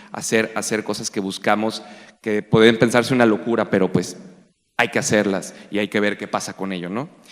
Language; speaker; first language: Spanish; native; Spanish